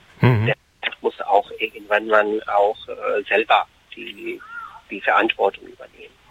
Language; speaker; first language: German; non-native, fluent; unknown